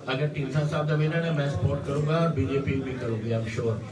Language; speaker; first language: Hindi; non-native, local second language; Punjabi